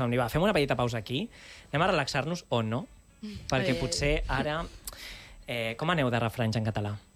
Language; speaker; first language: Catalan; native; Catalan